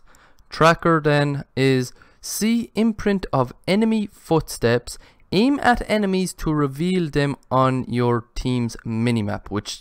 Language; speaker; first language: English; native; English